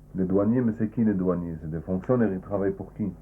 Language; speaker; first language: French; native; French